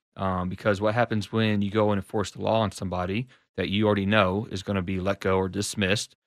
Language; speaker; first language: English; native; English